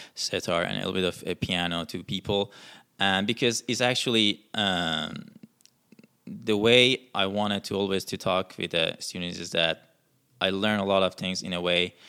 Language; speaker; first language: English; non-native, fluent; Persian